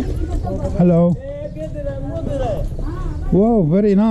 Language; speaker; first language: English; non-native, learner; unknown